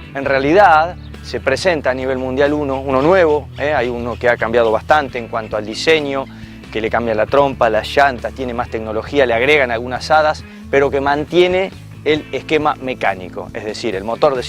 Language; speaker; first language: Spanish; native; Spanish